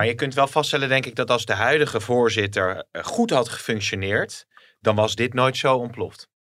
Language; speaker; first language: Dutch; native; Dutch